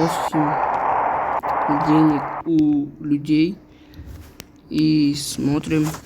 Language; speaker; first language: Russian; non-native, local second language; Kazakh